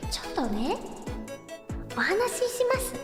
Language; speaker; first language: Japanese; non-native, learner; English